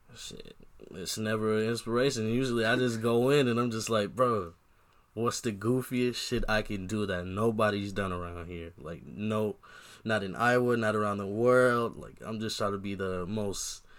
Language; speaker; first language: English; native; English